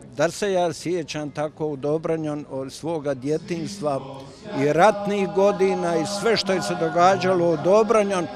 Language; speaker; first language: Croatian; native; Croatian